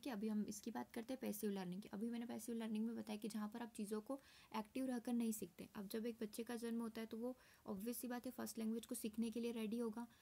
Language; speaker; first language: Hindi; native; Hindi